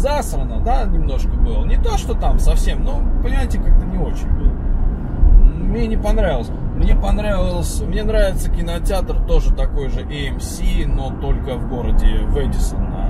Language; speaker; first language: Russian; native; Russian